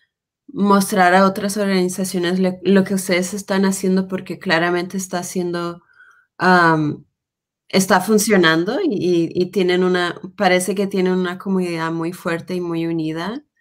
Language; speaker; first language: Spanish; non-native, fluent; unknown